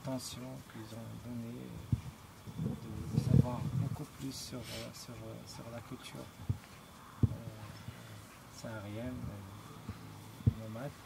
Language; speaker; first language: French; non-native, local second language; Arabic